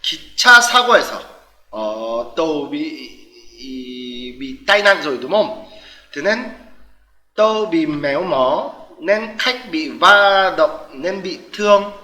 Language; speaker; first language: Vietnamese; non-native, fluent; Korean